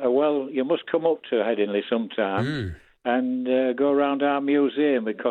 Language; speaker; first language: English; native; English